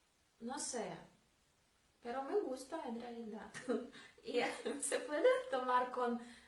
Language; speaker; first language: Spanish; non-native, fluent; Russian